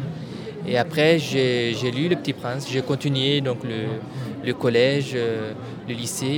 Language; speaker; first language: French; non-native, local second language; Tamasheq